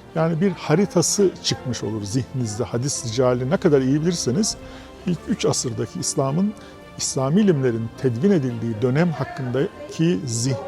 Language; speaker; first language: Turkish; native; Turkish